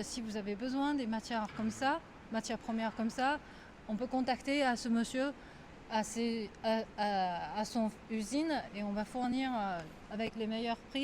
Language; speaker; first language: French; non-native, fluent; Chinese